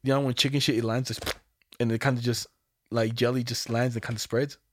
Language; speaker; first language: English; native; English